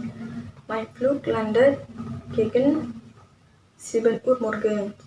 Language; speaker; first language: German; non-native, learner; Indonesian